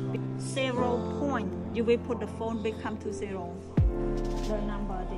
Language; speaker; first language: English; non-native, learner; Khmer